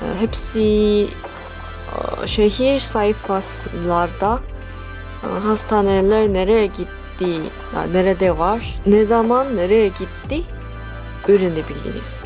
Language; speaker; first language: Turkish; non-native, learner; Korean